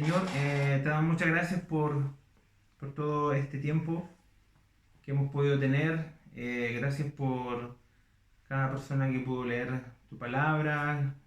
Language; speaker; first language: Spanish; native; Spanish